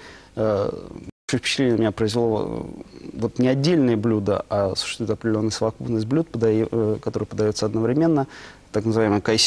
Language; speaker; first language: Russian; native; Russian